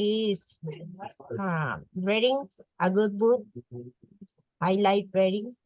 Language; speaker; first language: English; non-native, learner; Spanish